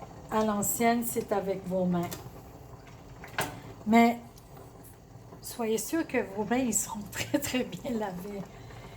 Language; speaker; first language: French; early bilingual, other home language; Italian